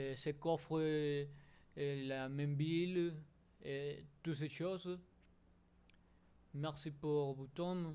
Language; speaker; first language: French; non-native, learner; Spanish